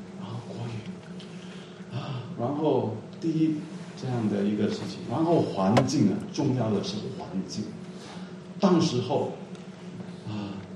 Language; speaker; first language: Chinese; non-native, local second language; Cantonese